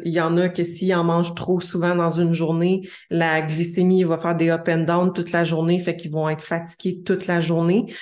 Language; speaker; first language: French; native; French